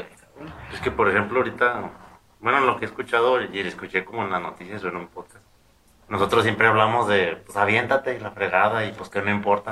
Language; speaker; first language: Spanish; native; Spanish